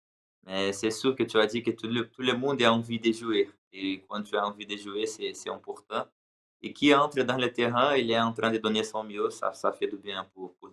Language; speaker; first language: French; non-native, learner; Portuguese